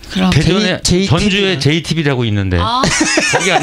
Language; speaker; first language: Korean; native; Korean